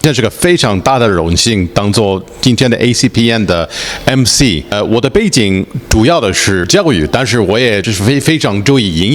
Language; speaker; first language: Chinese; early bilingual, heritage; Chinese